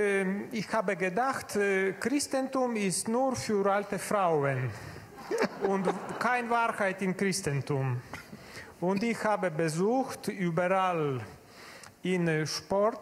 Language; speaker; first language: German; non-native, learner; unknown